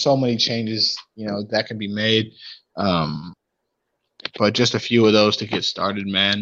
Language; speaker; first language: English; native; English